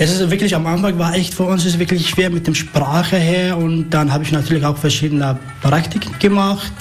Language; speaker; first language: German; non-native, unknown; Arabic